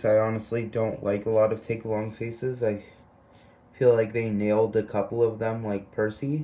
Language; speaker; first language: English; native; English